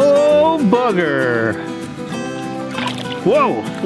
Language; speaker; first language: English; native; English